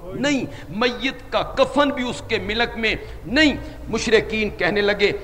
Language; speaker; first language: Urdu; non-native, local second language; Punjabi